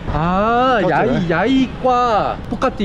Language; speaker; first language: Thai; non-native, learner; Korean